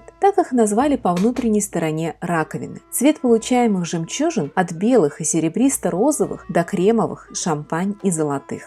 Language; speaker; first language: Russian; native; Russian